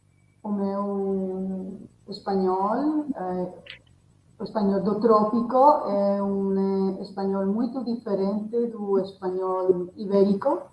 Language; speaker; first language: Portuguese; non-native, learner; Spanish